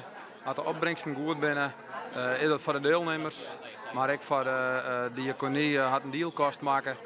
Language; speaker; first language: Dutch; non-native, local second language; Western Frisian